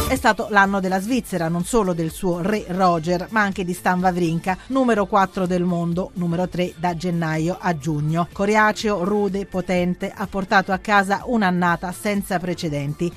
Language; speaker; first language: Italian; native; Italian